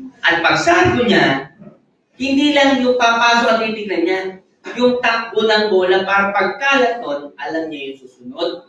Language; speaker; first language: Filipino; native; Filipino